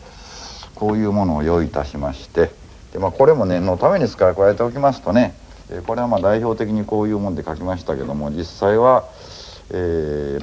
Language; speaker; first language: Japanese; native; Japanese